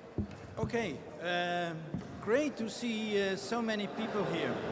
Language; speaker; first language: English; non-native, fluent; Dutch